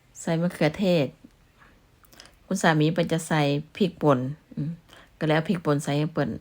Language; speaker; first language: Thai; non-native, local second language; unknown